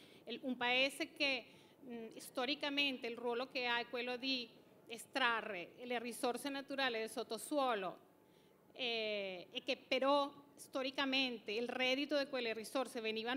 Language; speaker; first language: Italian; non-native, fluent; Spanish